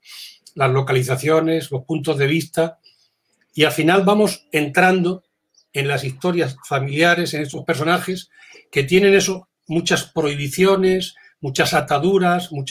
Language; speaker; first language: Spanish; native; Spanish